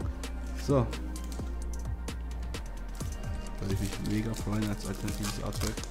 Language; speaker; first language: German; native; German